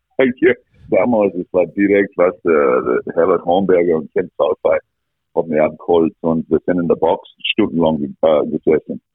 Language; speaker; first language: German; non-native, fluent; English